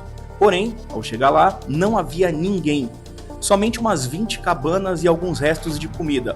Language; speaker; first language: Portuguese; native; Portuguese